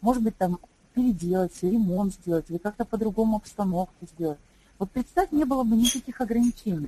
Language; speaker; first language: Russian; native; Russian